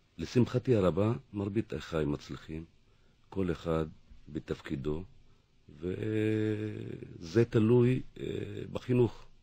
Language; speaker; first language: Hebrew; non-native, local second language; Arabic